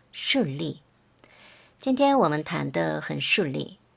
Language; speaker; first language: Chinese; non-native, fluent; Korean